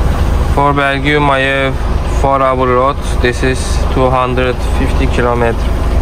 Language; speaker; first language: English; non-native, learner; Turkish